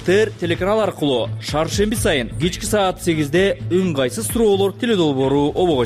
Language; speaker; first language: Kyrgyz; native; Kyrgyz